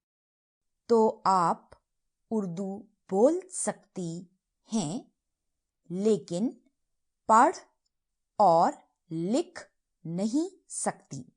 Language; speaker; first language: Hindi; early bilingual, heritage; Urdu